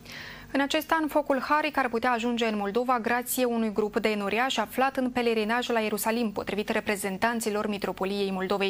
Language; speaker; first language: Romanian; native; Romanian